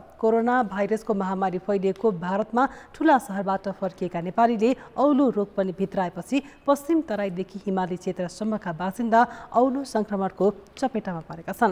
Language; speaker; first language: Nepali; native; Nepali